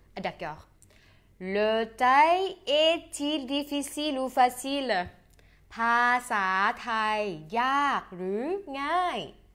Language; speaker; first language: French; non-native, fluent; Thai